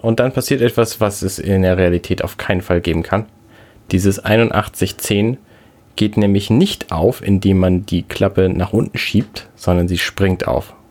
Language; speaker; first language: German; native; German